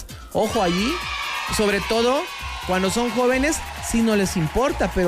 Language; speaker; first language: Spanish; native; Spanish